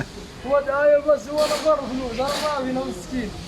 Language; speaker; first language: Arabic; non-native, learner; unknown